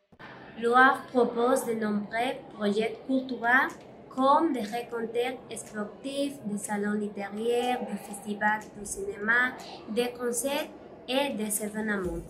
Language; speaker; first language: French; non-native, learner; Spanish